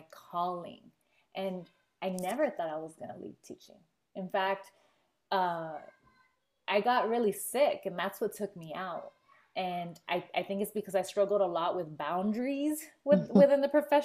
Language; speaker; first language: English; native; English